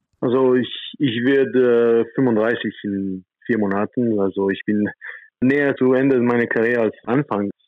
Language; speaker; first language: German; non-native, fluent; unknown